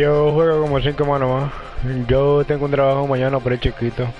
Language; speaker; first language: Spanish; native; Spanish